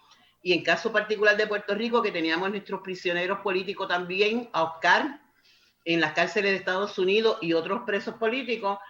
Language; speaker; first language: Spanish; native; Spanish